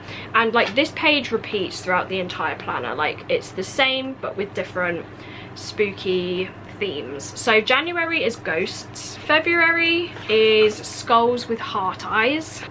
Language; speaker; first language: English; native; English